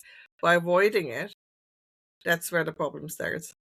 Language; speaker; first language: English; non-native, fluent; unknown